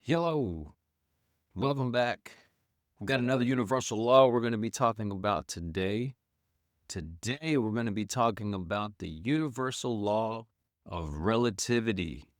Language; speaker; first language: English; native; English